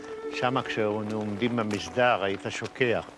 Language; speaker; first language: Hebrew; non-native, fluent; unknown